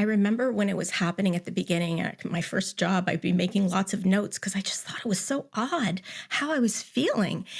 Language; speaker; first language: English; native; English